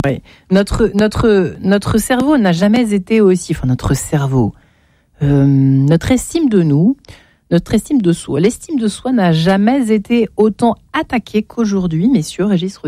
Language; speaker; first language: French; native; French